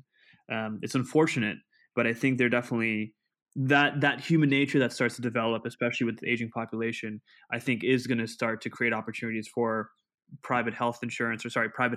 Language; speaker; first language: English; non-native, local second language; Urdu